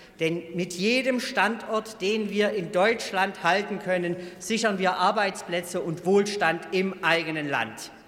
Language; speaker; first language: German; native; German